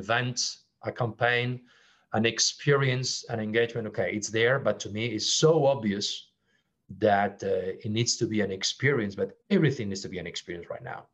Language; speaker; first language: English; non-native, fluent; Spanish